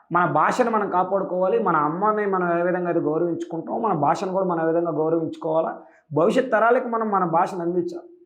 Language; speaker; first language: Telugu; native; Telugu